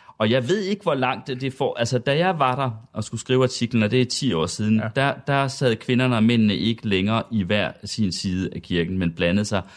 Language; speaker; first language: Danish; native; Danish